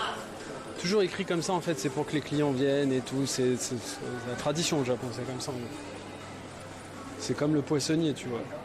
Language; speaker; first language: French; native; French